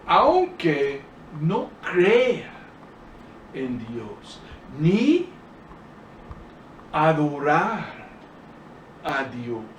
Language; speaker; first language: Spanish; non-native, fluent; English